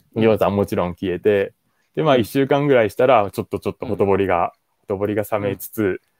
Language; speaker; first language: Japanese; native; Japanese